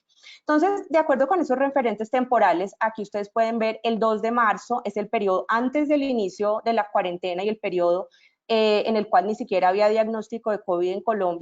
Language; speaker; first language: Spanish; native; Spanish